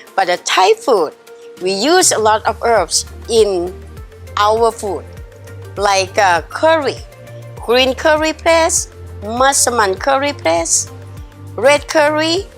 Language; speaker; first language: English; non-native, learner; Thai